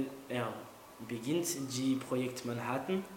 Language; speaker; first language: German; non-native, learner; French